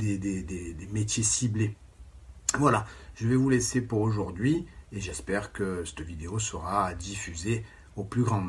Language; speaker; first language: French; native; French